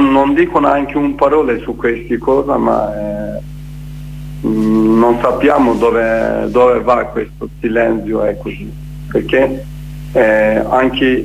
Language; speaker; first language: Italian; non-native, learner; Kurdish